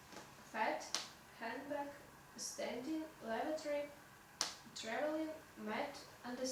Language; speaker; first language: English; non-native, learner; Russian